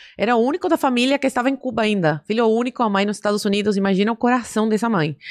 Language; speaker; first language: Portuguese; early bilingual, other home language; Spanish